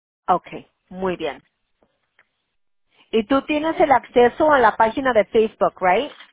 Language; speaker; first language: Spanish; early bilingual, heritage; Spanish